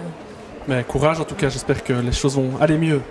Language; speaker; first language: French; native; French